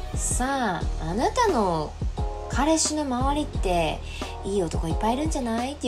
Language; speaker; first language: Japanese; native; Japanese